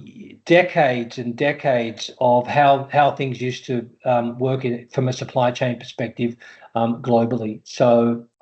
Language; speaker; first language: English; native; English